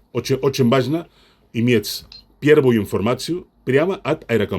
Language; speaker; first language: Russian; non-native, fluent; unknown